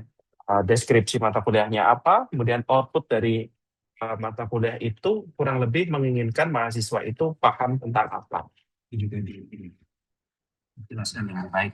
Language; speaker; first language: Indonesian; native; Indonesian